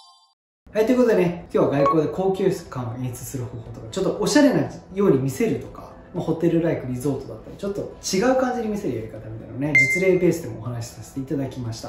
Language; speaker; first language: Japanese; native; Japanese